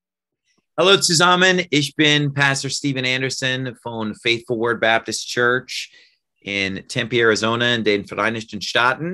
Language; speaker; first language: German; non-native, fluent; English